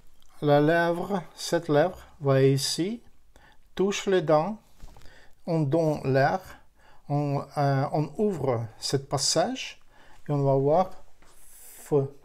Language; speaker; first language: French; non-native, fluent; Ukrainian